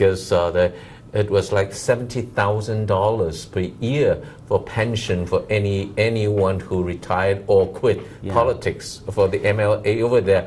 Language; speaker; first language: English; non-native, local second language; Cantonese